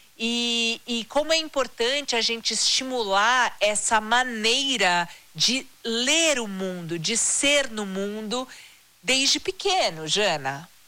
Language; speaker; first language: Portuguese; native; Portuguese